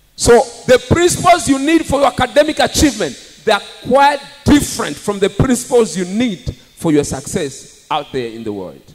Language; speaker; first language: English; non-native, local second language; Swahili